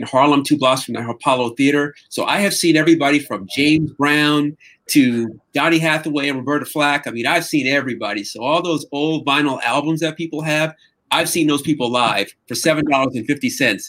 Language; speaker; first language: English; native; English